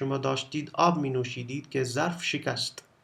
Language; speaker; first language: Persian; non-native, fluent; Urdu